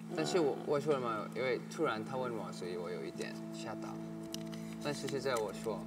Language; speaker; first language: Chinese; non-native, learner; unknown